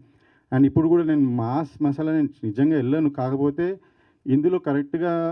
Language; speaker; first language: Telugu; native; Telugu